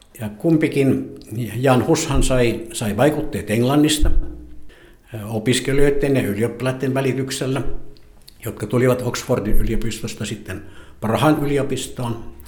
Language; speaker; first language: Finnish; native; Finnish